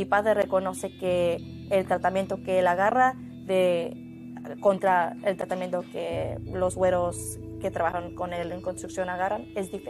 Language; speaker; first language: Spanish; early bilingual, heritage; Spanish